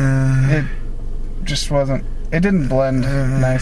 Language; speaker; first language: English; native; English